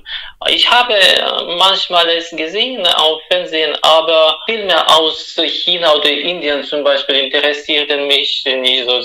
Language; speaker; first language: German; non-native, fluent; Russian